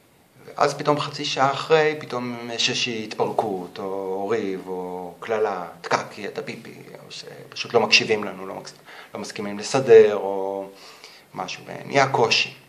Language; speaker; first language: Hebrew; native; Hebrew